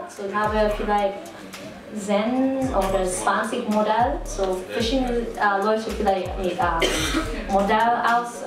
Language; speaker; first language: German; non-native, learner; Cantonese